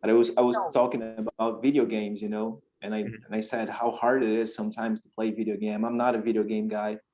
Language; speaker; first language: English; non-native, fluent; Portuguese